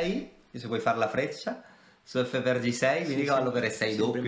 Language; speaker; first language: Italian; native; Italian